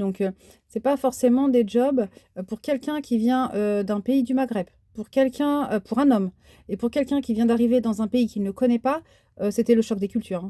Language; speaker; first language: French; native; French